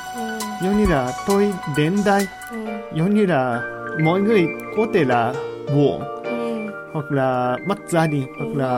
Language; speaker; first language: Vietnamese; non-native, learner; Japanese